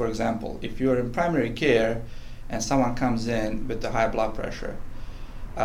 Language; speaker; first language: English; non-native, fluent; Bosnian